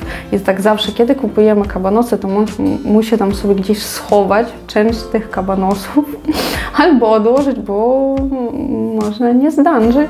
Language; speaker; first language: Polish; non-native, fluent; Ukrainian